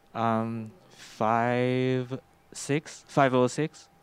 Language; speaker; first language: English; non-native, fluent; Chinese